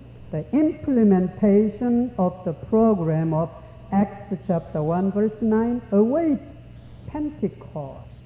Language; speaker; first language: English; non-native, fluent; Korean